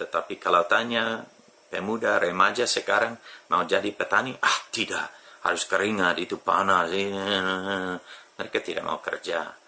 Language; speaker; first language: Indonesian; non-native, fluent; English